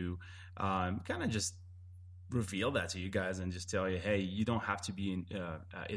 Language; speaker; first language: English; non-native, fluent; Arabic